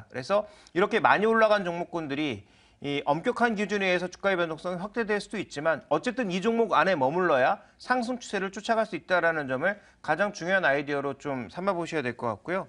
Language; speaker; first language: Korean; native; Korean